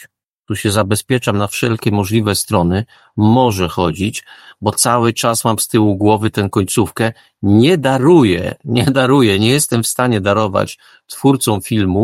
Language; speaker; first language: Polish; native; Polish